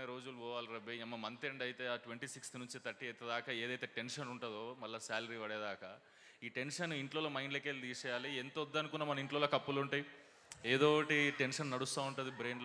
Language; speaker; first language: Telugu; native; Telugu